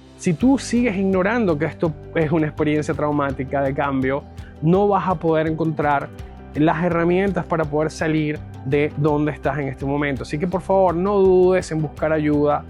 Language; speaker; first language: Spanish; native; Spanish